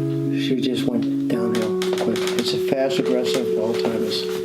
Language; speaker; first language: English; native; English